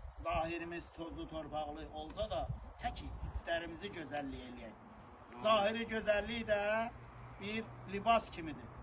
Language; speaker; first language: Azerbaijani; non-native, local second language; Talysh